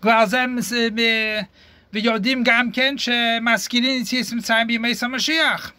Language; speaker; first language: Hebrew; non-native, fluent; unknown